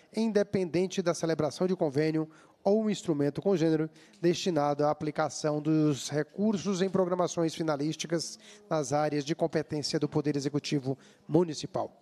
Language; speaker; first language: Portuguese; native; Portuguese